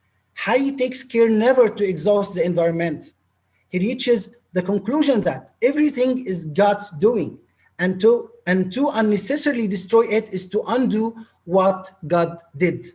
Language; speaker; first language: English; non-native, local second language; Arabic